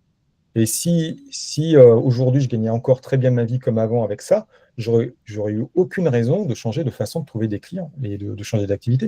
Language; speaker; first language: French; native; French